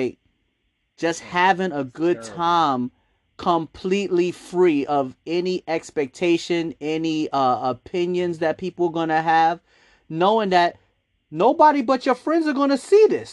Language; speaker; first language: English; native; English